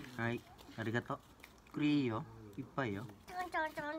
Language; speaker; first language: Japanese; non-native, learner; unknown